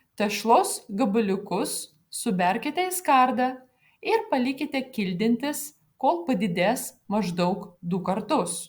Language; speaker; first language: Lithuanian; non-native, fluent; Russian